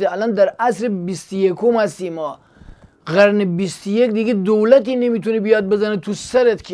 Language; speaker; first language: Persian; native; Persian